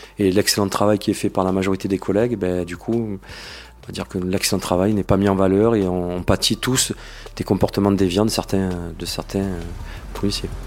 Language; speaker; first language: French; native; French